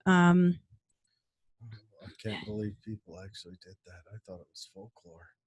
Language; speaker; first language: English; native; English